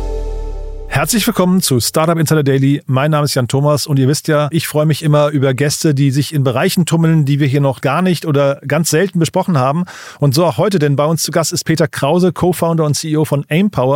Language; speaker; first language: German; native; German